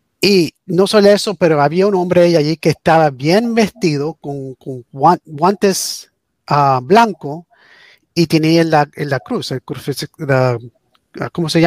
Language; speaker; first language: Spanish; early bilingual, heritage; English